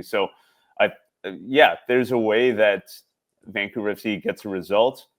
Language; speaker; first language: English; native; English